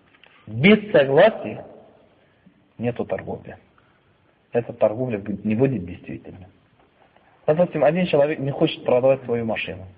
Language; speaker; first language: Russian; non-native, fluent; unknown